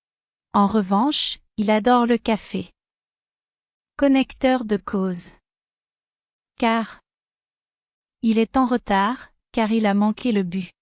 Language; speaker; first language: French; non-native, fluent; Spanish